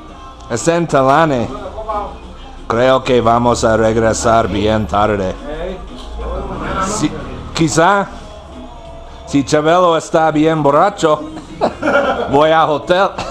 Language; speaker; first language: Spanish; non-native, learner; English